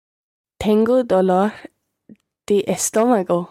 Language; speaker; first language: Spanish; non-native, learner; English